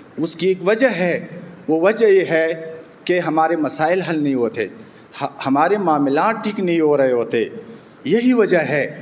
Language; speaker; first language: Urdu; non-native, local second language; Pashto